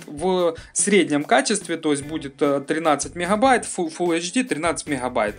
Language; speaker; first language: Russian; native; Russian